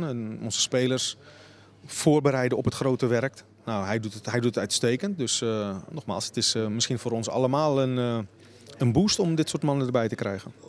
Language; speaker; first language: Dutch; native; Dutch